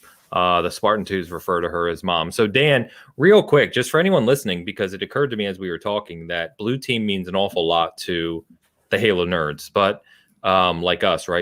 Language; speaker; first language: English; native; English